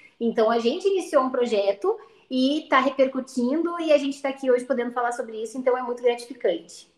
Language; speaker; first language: Portuguese; native; Portuguese